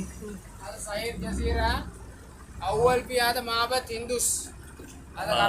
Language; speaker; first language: Arabic; non-native, learner; Sinhala